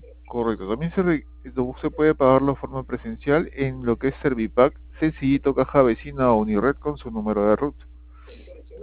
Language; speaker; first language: Spanish; native; Spanish